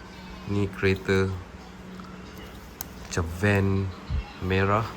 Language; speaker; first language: Malay; native; Malay